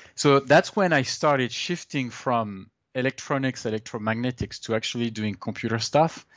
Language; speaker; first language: English; non-native, fluent; French